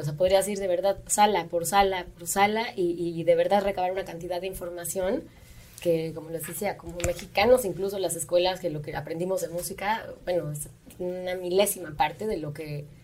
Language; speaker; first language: Spanish; native; Spanish